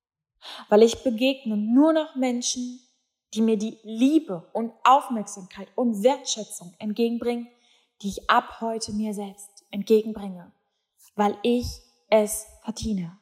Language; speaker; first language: German; native; German